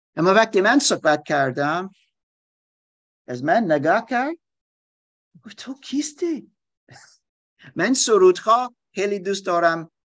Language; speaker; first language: Persian; non-native, learner; German